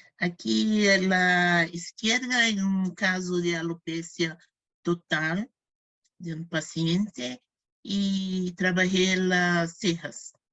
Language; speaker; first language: Spanish; non-native, fluent; Portuguese